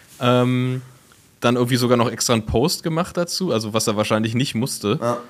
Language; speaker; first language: German; native; German